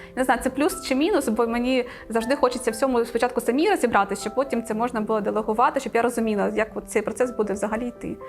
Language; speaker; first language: Ukrainian; native; Ukrainian